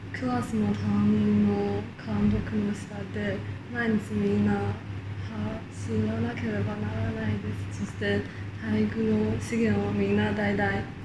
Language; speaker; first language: Japanese; non-native, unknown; Chinese